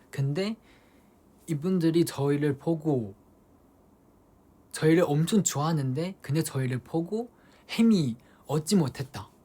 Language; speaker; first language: Korean; non-native, fluent; Chinese